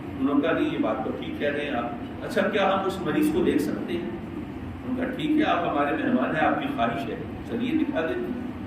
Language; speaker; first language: Urdu; native; Urdu